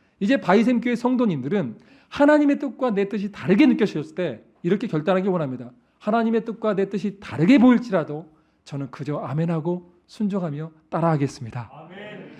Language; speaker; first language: Korean; native; Korean